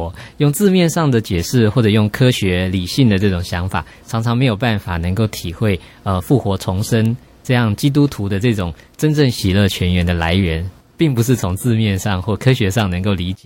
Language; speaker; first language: Chinese; native; Chinese